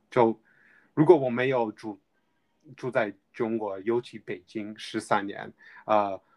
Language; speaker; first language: Chinese; non-native, fluent; English